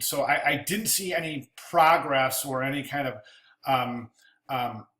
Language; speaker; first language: English; native; English